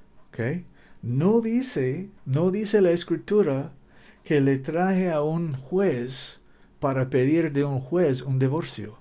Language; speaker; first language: Spanish; non-native, learner; English